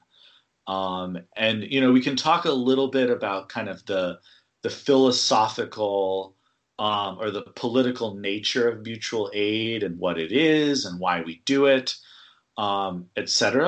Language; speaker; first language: English; native; English